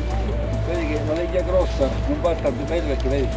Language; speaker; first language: Italian; native; Italian